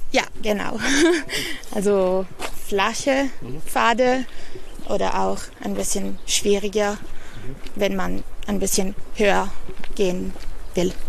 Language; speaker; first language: German; non-native, learner; Italian